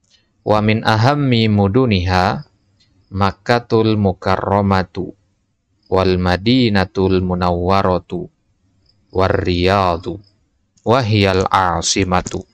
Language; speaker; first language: Arabic; non-native, fluent; Indonesian